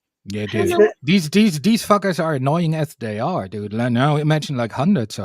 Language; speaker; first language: English; native; English